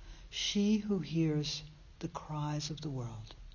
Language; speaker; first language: English; native; English